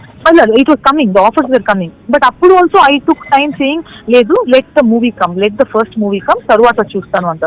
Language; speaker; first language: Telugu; non-native, local second language; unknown